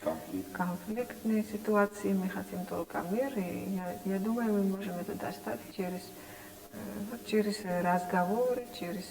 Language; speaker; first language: Russian; non-native, fluent; Dutch